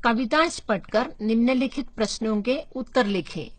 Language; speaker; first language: Hindi; non-native, local second language; Malayalam